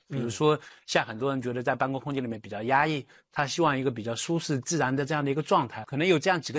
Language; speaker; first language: Chinese; native; Chinese